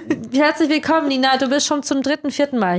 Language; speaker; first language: German; native; German